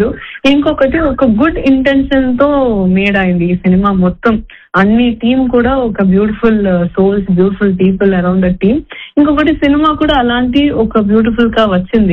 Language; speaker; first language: Telugu; non-native, fluent; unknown